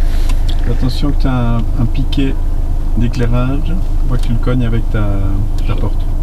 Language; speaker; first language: French; native; French